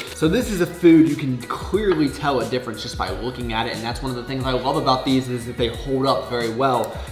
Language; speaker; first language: English; native; English